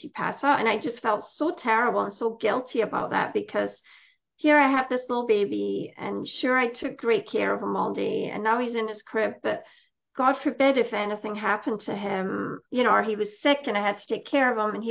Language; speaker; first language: English; native; English